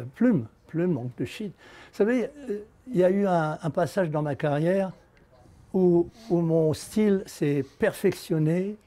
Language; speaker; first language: French; native; French